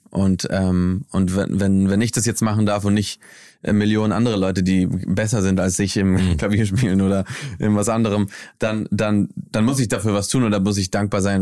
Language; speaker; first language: German; early bilingual, heritage; German